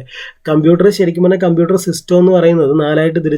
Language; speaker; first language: Malayalam; native; Malayalam